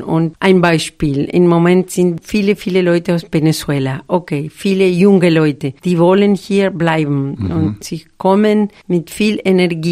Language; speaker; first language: German; non-native, fluent; Spanish